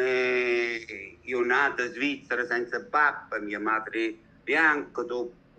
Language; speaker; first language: Italian; non-native, learner; German